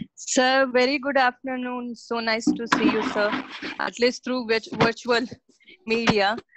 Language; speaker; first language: English; non-native, fluent; Persian